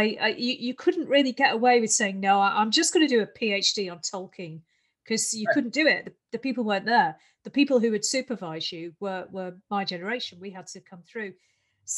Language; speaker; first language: English; native; English